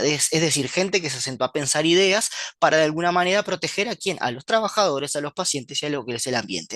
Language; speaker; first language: Spanish; native; Spanish